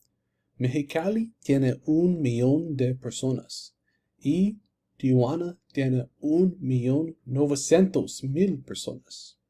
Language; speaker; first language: Spanish; non-native, learner; English